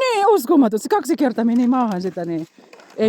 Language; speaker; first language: Finnish; non-native, learner; Filipino